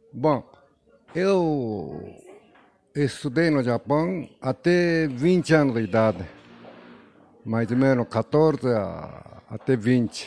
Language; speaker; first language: Portuguese; non-native, learner; Japanese